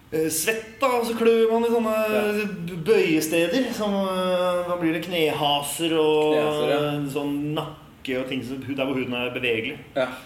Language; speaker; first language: Norwegian; native; Norwegian